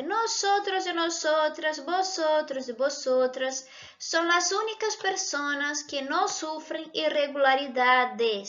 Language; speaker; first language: Spanish; non-native, fluent; Portuguese